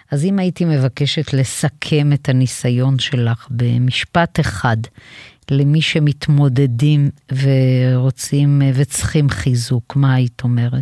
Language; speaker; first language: Hebrew; native; Hebrew